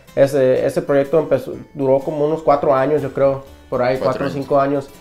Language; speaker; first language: Spanish; early bilingual, heritage; Spanish